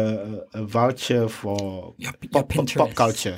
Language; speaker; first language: English; non-native, local second language; Malay